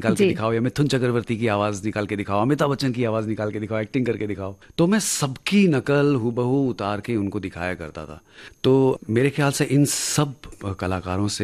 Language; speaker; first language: Hindi; native; Hindi